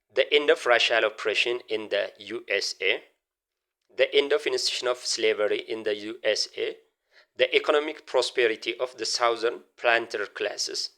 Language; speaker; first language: English; non-native, local second language; Amharic